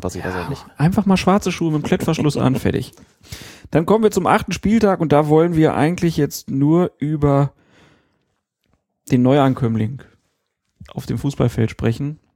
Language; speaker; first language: German; native; German